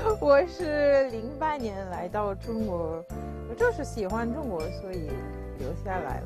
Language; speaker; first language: Chinese; non-native, fluent; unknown